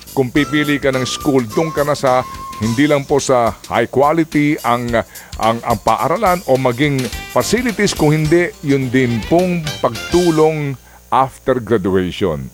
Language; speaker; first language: Filipino; non-native, local second language; Cebuano